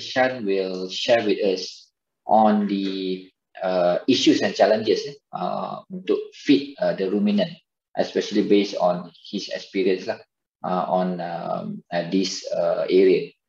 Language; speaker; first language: English; non-native, local second language; Malay